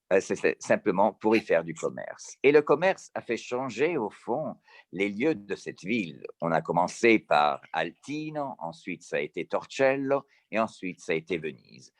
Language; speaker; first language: French; early bilingual, heritage; Italian